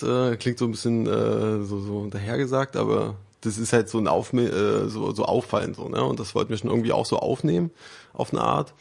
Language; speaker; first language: German; native; German